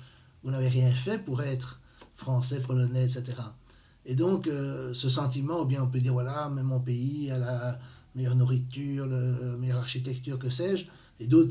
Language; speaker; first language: French; native; French